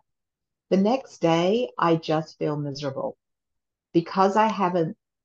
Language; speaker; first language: English; native; English